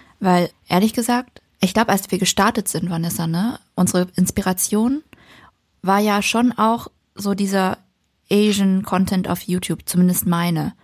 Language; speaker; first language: German; early bilingual, other home language; Vietnamese